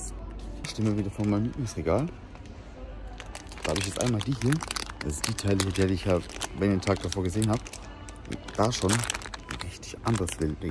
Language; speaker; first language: German; native; German